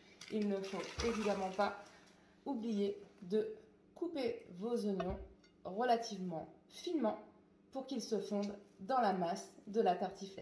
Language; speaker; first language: French; native; French